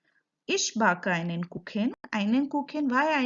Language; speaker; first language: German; non-native, fluent; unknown